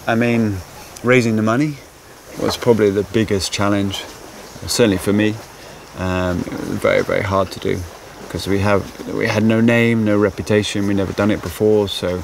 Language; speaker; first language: English; native; English